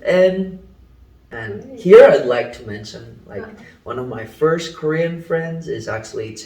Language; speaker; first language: English; non-native, fluent; Greek